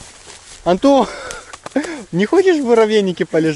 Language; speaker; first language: Russian; native; Russian